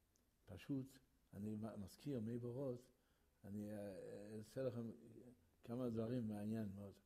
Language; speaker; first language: Hebrew; early bilingual, other home language; Yiddish